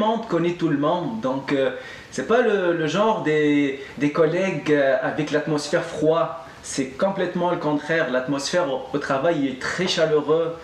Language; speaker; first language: French; non-native, local second language; Arabic